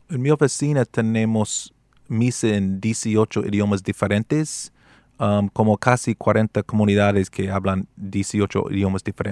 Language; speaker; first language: Spanish; non-native, fluent; English